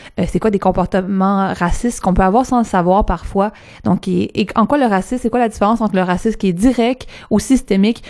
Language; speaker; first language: French; native; French